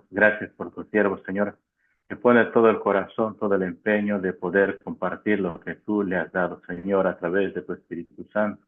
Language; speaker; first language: Spanish; native; Spanish